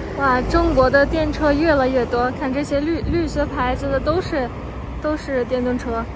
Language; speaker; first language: Chinese; non-native, fluent; Russian